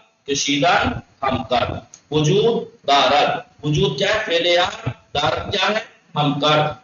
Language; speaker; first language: Persian; non-native, fluent; Urdu